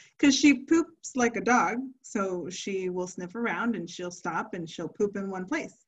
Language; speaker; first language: English; early bilingual, other home language; Spanish